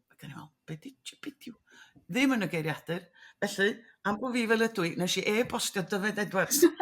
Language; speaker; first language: Welsh; native; Welsh